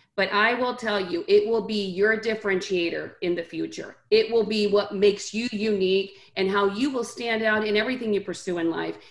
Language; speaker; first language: English; early bilingual, other home language; Spanish